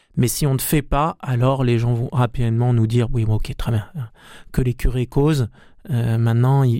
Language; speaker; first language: French; native; French